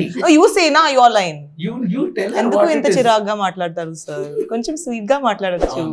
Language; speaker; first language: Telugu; non-native, learner; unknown